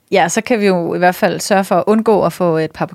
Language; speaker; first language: Danish; native; Danish